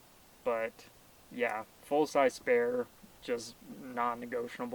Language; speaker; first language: English; native; English